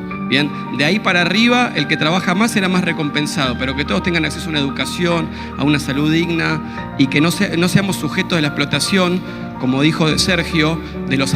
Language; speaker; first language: Spanish; native; Spanish